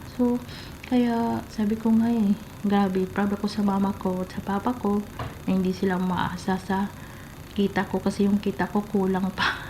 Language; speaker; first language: Filipino; non-native, local second language; Cebuano